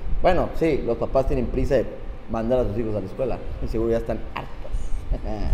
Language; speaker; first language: Spanish; native; Spanish